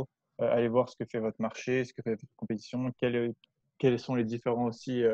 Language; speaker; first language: French; native; French